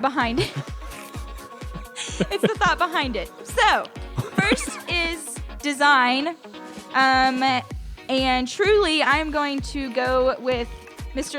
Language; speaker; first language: English; native; English